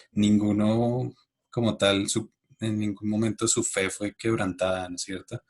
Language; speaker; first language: Spanish; native; Spanish